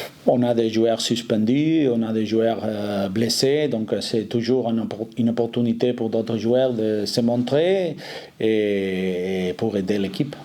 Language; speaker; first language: French; non-native, fluent; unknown